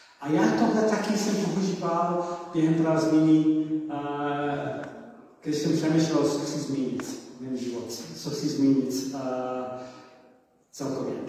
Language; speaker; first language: Czech; non-native, learner; English